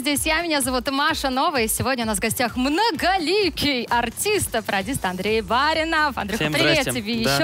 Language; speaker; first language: Russian; native; Russian